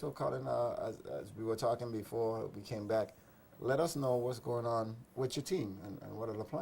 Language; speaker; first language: English; native; English